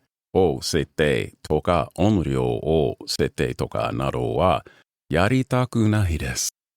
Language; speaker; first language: Japanese; non-native, learner; English